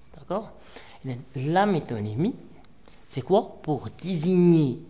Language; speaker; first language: French; non-native, local second language; Arabic